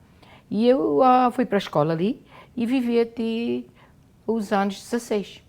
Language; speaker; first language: Portuguese; non-native, local second language; Kabuverdianu